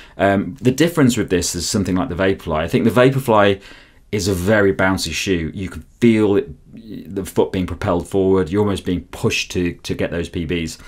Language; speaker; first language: English; native; English